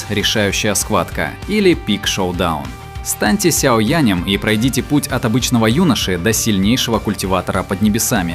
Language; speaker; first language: Russian; native; Russian